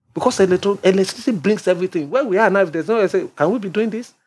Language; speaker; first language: English; non-native, local second language; Yoruba